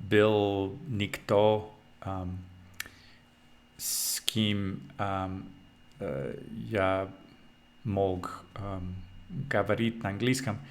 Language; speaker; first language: Russian; non-native, learner; English